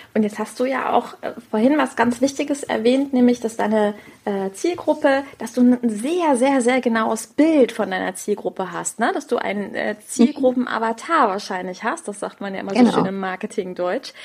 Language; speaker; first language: German; native; German